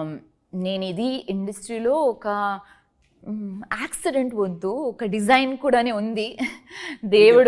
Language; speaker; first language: Telugu; non-native, learner; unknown